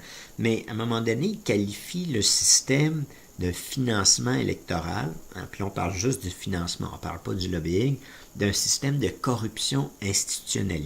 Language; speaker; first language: French; native; French